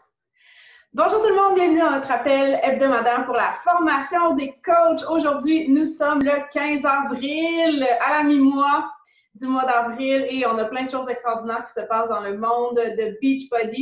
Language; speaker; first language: French; native; French